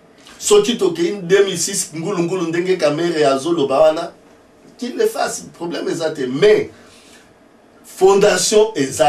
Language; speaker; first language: French; non-native, local second language; Lingala